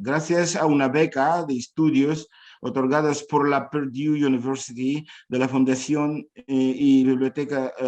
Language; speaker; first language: Spanish; non-native, fluent; Ukrainian